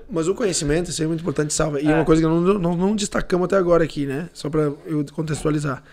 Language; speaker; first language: Portuguese; early bilingual, other home language; Italian